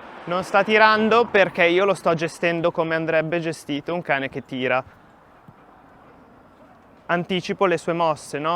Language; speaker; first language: Italian; native; Italian